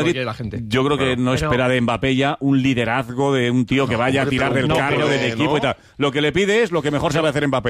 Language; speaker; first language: Spanish; native; Spanish